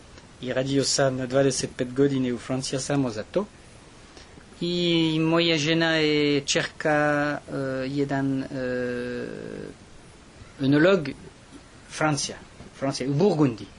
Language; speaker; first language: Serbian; non-native, learner; French